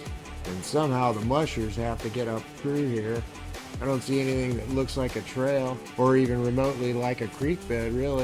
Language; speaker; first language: English; native; English